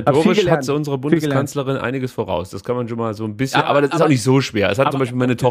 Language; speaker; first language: German; native; German